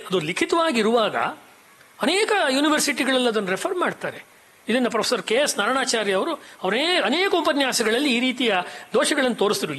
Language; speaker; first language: Kannada; native; Kannada